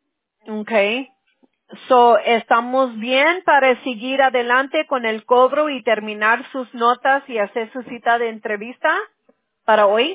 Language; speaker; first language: Spanish; non-native, local second language; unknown